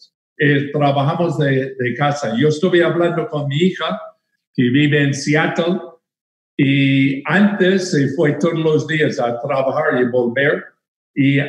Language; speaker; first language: Spanish; non-native, fluent; English